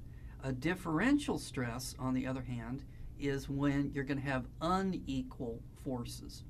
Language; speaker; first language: English; native; English